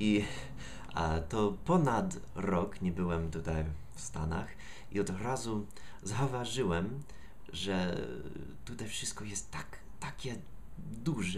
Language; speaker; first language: Polish; non-native, learner; English